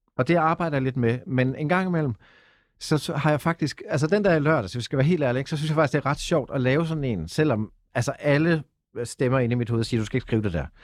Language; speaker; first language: Danish; native; Danish